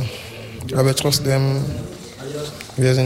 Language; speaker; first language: German; non-native, learner; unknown